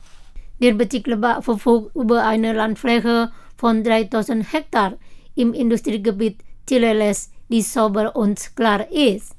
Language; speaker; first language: German; non-native, fluent; Indonesian